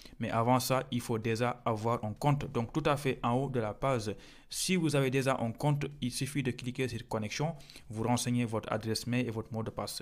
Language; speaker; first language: French; non-native, local second language; Fula